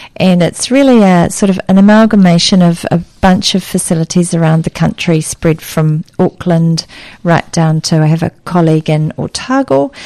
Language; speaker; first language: English; native; English